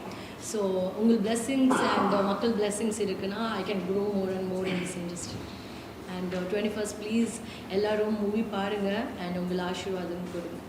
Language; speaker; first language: Tamil; non-native, learner; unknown